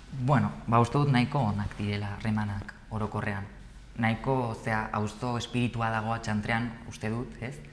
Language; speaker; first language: Basque; non-native, local second language; Spanish